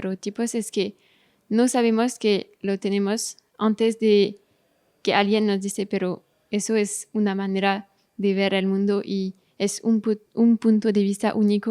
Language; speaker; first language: Spanish; non-native, fluent; French